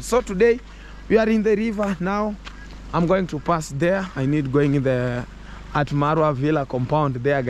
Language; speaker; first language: English; non-native, learner; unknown